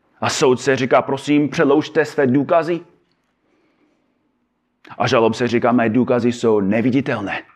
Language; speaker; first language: Czech; non-native, fluent; English